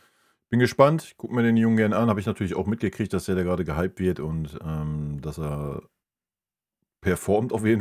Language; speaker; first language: German; native; German